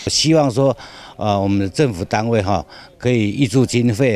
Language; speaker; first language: Chinese; native; Chinese